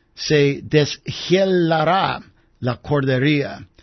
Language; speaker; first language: Spanish; non-native, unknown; English